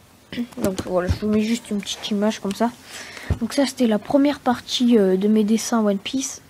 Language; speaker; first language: French; native; French